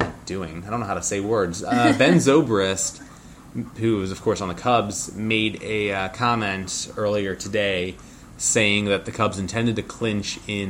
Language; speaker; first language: English; native; English